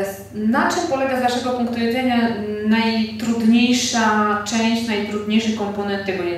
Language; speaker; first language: Polish; non-native, fluent; Georgian